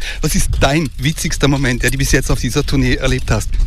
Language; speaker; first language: German; native; German